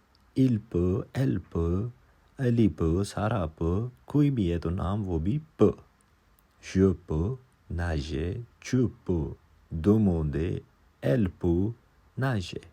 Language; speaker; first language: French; non-native, fluent; Urdu